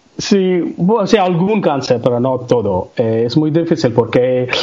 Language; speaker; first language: Spanish; non-native, learner; Tamil